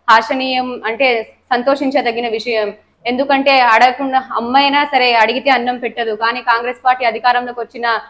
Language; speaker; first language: Telugu; non-native, local second language; Lambadi